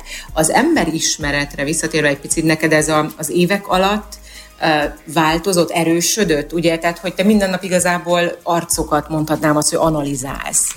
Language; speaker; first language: Hungarian; native; Hungarian